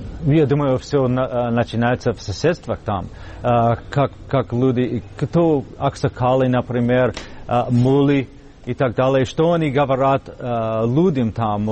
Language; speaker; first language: Russian; non-native, fluent; English